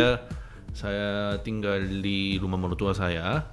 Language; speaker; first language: Indonesian; non-native, fluent; Korean